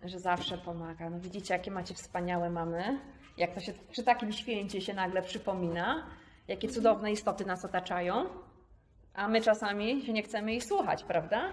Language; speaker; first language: Polish; native; Polish